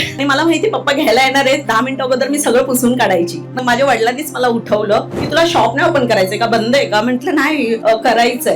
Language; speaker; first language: Marathi; non-native, local second language; Telugu